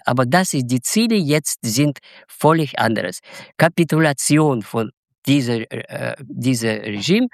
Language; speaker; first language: German; non-native, fluent; Russian